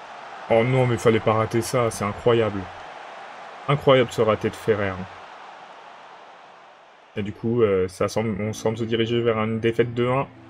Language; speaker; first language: French; native; French